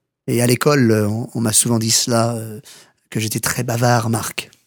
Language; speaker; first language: French; native; French